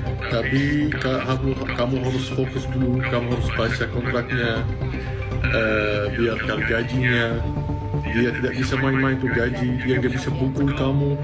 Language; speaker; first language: Indonesian; non-native, fluent; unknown